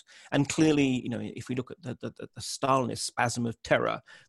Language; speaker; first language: English; native; English